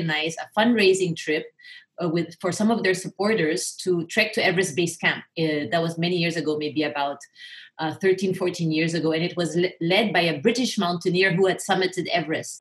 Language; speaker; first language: English; non-native, local second language; French